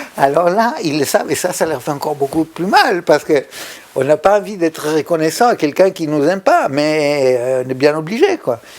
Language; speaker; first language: French; non-native, fluent; Spanish